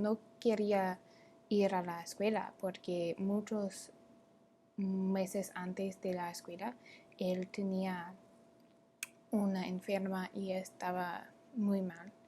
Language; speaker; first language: Spanish; non-native, learner; English